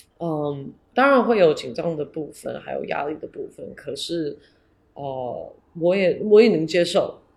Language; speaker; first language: Chinese; early bilingual, heritage; English